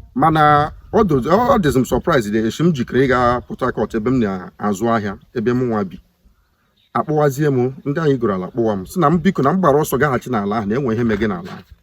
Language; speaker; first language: Igbo; native; Igbo